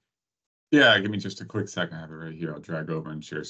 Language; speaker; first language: English; native; English